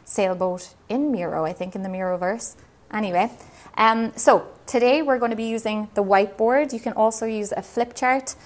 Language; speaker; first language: English; native; English